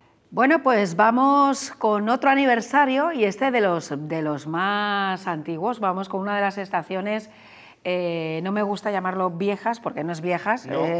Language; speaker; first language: Spanish; native; Spanish